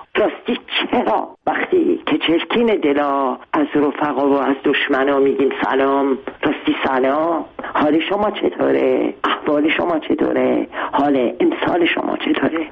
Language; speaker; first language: Persian; non-native, local second language; Armenian